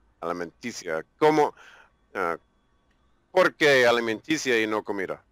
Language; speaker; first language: Spanish; non-native, learner; English